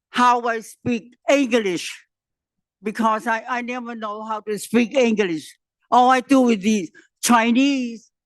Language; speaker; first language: English; non-native, learner; Chinese